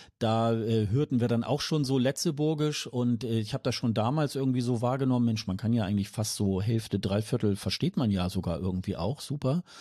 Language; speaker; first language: German; native; German